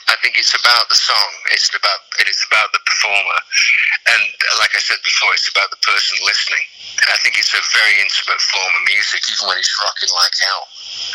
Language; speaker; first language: English; native; English